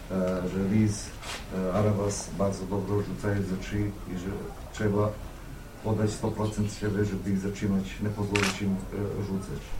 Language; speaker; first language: Polish; non-native, learner; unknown